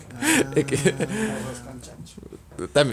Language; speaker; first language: Spanish; non-native, learner; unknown